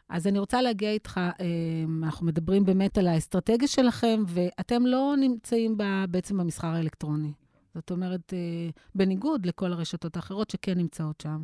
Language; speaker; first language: Hebrew; native; Hebrew